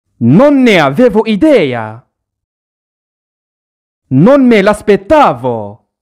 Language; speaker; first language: Italian; non-native, fluent; Arabic